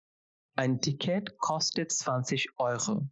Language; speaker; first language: German; non-native, fluent; Bangla